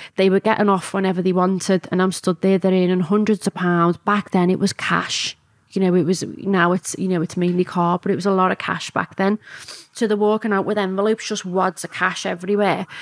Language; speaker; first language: English; native; English